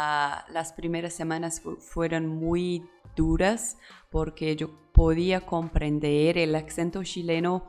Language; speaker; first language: Spanish; non-native, learner; Portuguese